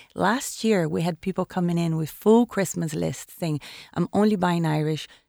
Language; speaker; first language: English; non-native, fluent; Portuguese